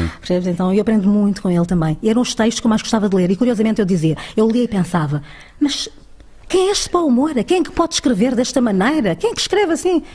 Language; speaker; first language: Portuguese; early bilingual, other home language; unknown